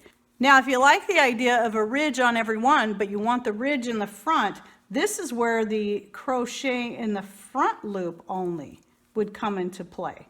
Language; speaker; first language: English; native; English